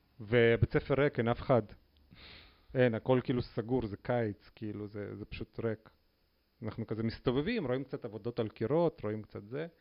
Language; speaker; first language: Hebrew; non-native, fluent; Russian